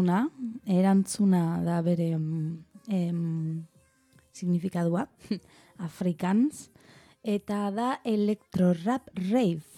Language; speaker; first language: Basque; non-native, learner; Spanish